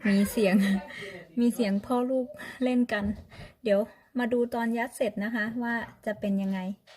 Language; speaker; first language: Thai; native; Thai